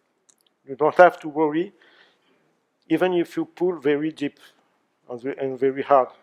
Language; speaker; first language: English; non-native, learner; French